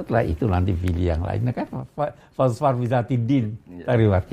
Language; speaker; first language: Indonesian; native; Indonesian